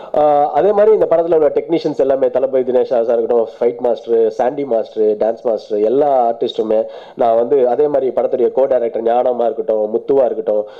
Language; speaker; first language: Tamil; native; Tamil